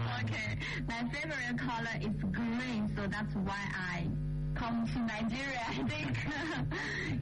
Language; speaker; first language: English; non-native, fluent; Chinese